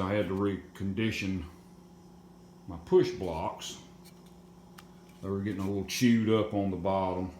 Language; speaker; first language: English; native; English